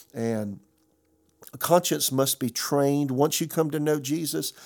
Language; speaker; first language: English; native; English